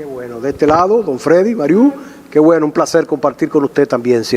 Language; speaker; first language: Spanish; native; Spanish